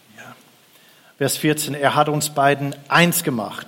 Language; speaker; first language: German; non-native, fluent; English